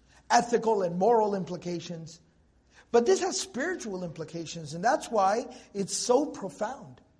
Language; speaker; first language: English; native; English